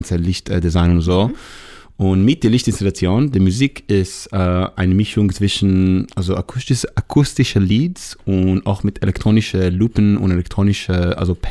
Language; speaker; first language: German; non-native, learner; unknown